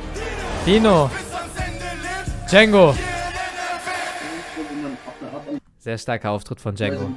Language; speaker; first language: German; native; German